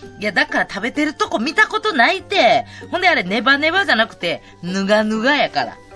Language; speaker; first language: Japanese; native; Japanese